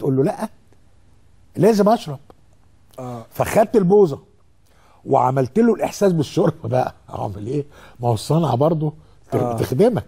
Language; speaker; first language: Arabic; native; Arabic